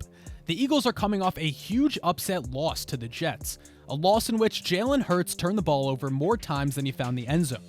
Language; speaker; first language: English; native; English